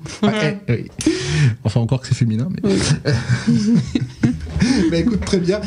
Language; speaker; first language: French; native; French